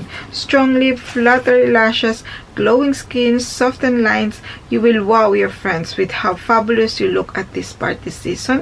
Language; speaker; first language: English; non-native, fluent; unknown